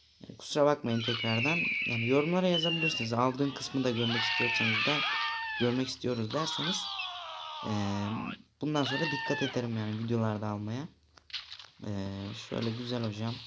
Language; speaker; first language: Turkish; native; Turkish